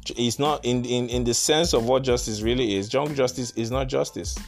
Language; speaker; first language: English; non-native, local second language; Igbo